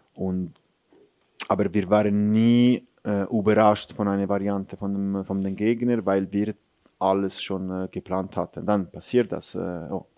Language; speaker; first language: German; non-native, fluent; Italian